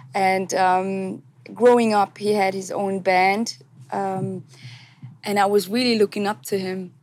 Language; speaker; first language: English; non-native, fluent; Tamil